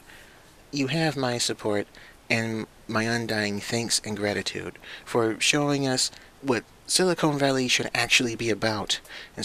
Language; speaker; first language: English; native; English